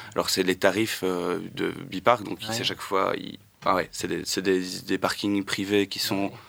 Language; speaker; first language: French; native; French